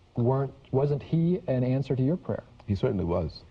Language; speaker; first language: English; native; English